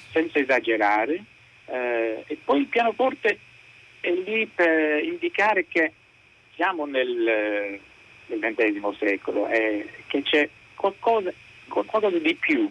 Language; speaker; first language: Italian; non-native, fluent; English